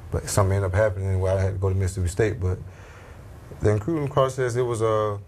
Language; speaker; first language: English; native; English